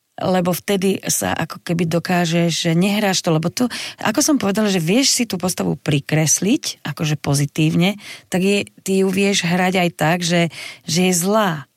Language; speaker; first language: Slovak; non-native, local second language; Hungarian